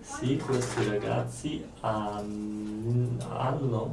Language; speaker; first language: Italian; non-native, learner; Polish